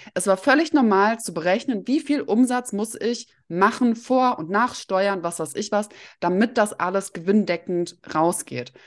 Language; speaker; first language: German; early bilingual, other home language; Russian